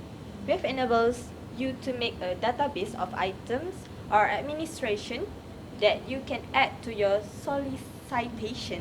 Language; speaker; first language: English; non-native, learner; Malay